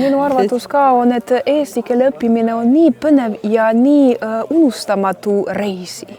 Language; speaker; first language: Estonian; non-native, learner; Croatian